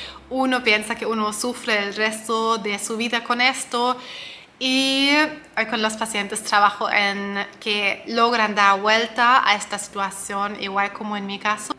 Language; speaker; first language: Spanish; non-native, fluent; German